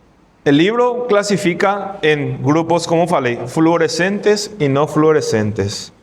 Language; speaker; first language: Spanish; non-native, fluent; Portuguese